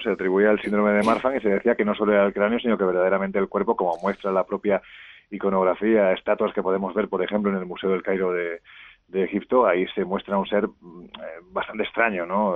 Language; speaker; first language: Spanish; native; Spanish